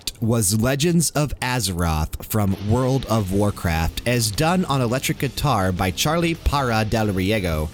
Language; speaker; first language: English; native; English